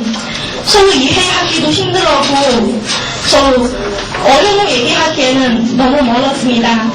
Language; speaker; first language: Korean; non-native, learner; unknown